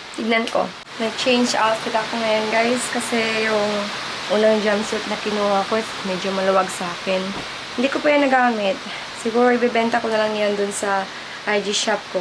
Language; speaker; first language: Filipino; non-native, local second language; Cebuano